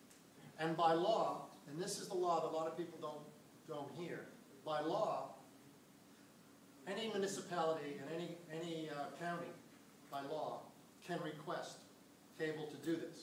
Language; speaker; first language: English; native; English